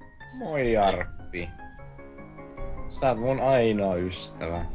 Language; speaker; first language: Finnish; native; Finnish